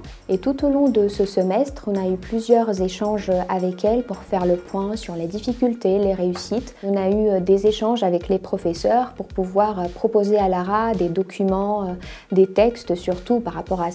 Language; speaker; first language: French; native; French